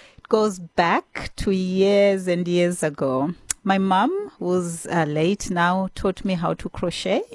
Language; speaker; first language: English; non-native, local second language; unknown